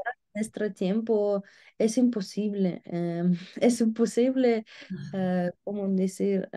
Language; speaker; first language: Spanish; non-native, learner; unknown